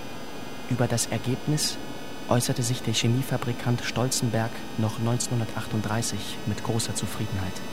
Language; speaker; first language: German; native; German